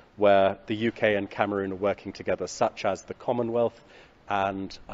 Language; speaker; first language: English; native; English